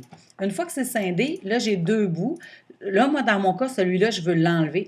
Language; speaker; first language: French; native; French